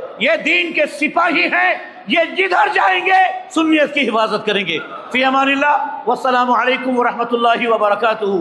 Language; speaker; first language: Urdu; non-native, fluent; Bangla